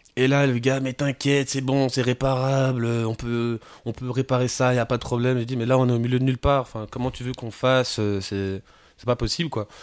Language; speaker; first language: French; native; French